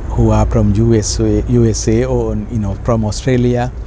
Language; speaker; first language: English; non-native, local second language; Sinhala